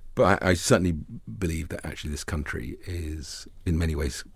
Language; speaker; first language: English; early bilingual, other home language; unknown